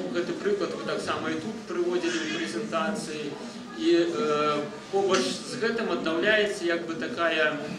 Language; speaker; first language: Belarusian; native; Belarusian